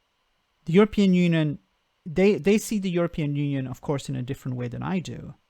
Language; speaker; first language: English; native; English